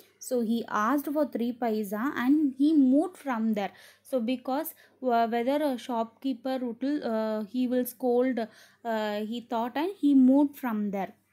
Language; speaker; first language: English; non-native, local second language; Tamil